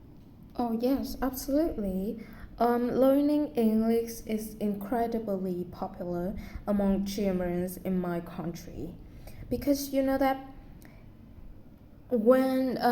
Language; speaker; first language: English; non-native, learner; Vietnamese